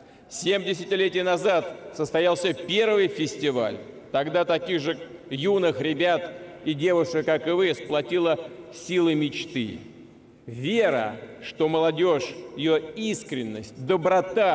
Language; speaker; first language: Russian; native; Russian